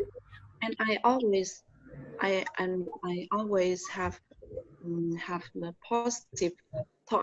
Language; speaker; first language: English; non-native, learner; Vietnamese